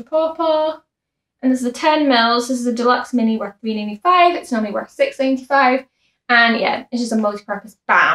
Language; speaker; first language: English; native; English